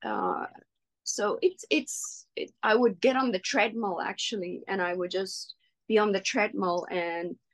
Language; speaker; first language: English; non-native, local second language; Afrikaans